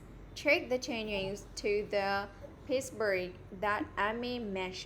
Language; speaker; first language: English; non-native, fluent; Vietnamese